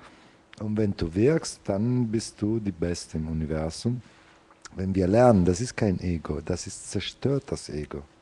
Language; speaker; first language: German; non-native, fluent; Italian